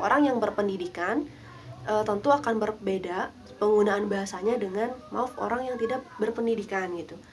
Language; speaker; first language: Indonesian; non-native, local second language; Sundanese